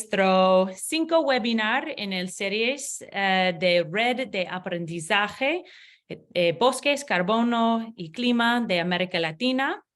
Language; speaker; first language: Spanish; non-native, learner; English